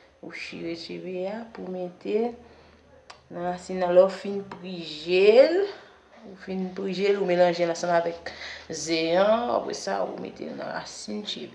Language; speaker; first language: French; non-native, learner; Haitian Creole